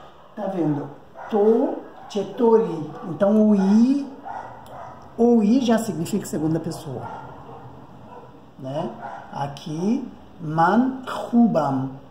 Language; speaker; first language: Portuguese; non-native, fluent; Persian